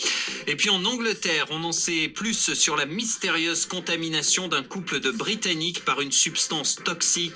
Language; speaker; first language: French; native; French